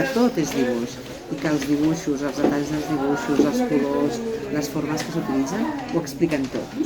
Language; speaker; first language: Catalan; native; Catalan